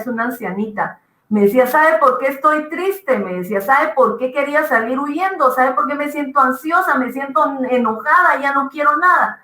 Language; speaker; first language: Spanish; native; Spanish